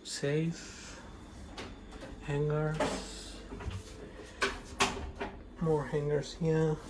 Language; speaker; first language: English; non-native, learner; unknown